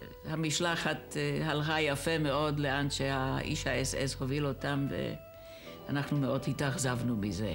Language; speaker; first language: Hebrew; non-native, fluent; Czech